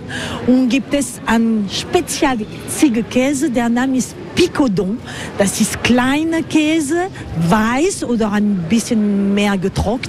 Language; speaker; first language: German; non-native, learner; French